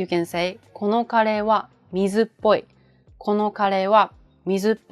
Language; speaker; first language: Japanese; native; Japanese